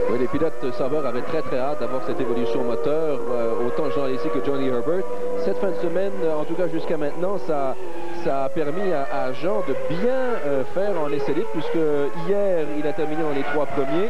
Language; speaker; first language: French; native; French